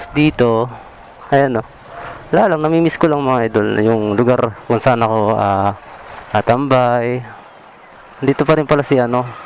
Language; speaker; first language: Filipino; non-native, local second language; Bikol